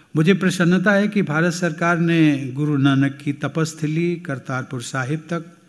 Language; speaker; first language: Hindi; native; Hindi